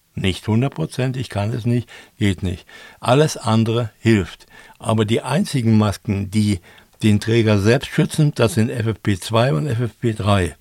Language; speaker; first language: German; native; German